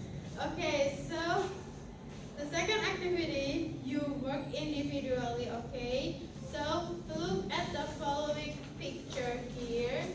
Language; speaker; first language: English; non-native, fluent; Indonesian